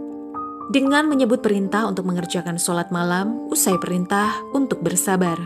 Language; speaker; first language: Indonesian; native; Indonesian